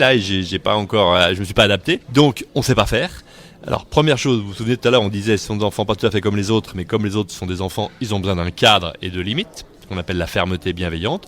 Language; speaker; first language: French; native; French